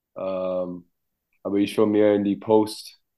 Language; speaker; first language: German; non-native, learner; English